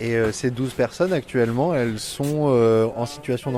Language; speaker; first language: French; native; French